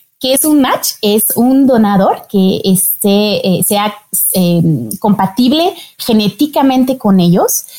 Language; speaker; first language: Spanish; non-native, fluent; French